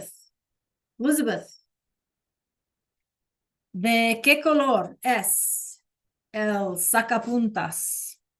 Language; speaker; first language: Spanish; non-native, fluent; English